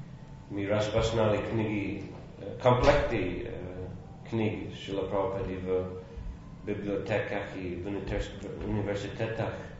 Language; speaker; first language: Russian; non-native, fluent; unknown